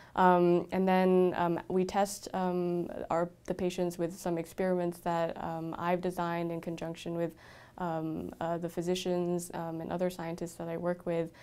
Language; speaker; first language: English; native; English